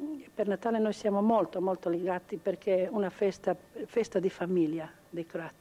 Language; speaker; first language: Italian; non-native, local second language; Croatian